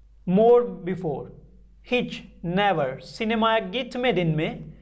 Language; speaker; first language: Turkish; non-native, learner; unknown